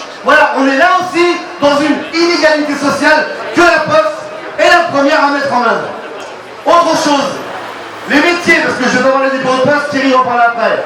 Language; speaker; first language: French; native; French